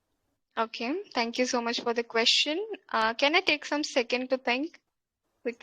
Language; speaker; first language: English; non-native, fluent; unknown